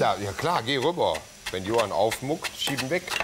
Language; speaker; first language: German; native; German